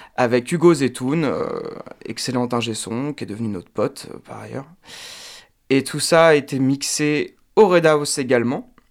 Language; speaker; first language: French; native; French